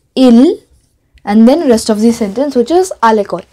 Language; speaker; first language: English; non-native, local second language; Hindi